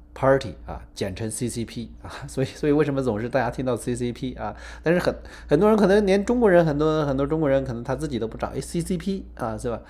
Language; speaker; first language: Chinese; native; Chinese